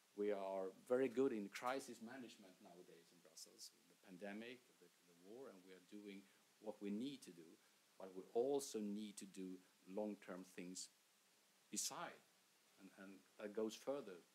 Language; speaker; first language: English; non-native, fluent; Swedish